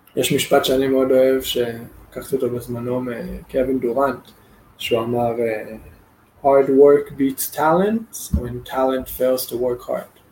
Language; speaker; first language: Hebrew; non-native, fluent; English